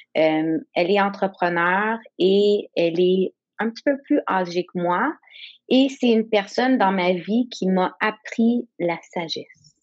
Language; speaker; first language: French; non-native, local second language; English